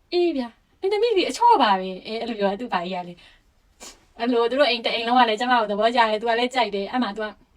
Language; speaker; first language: Burmese; native; Burmese